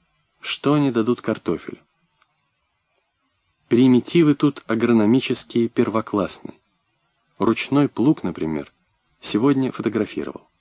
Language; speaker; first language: Russian; native; Russian